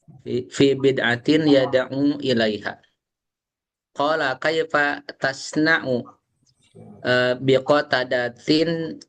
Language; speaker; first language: Arabic; non-native, learner; Indonesian